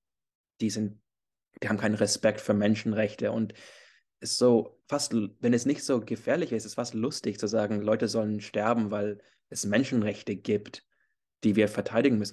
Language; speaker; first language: German; early bilingual, heritage; English